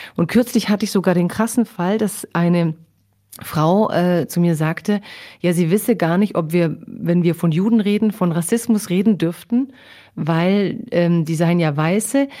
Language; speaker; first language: German; early bilingual, other home language; Croatian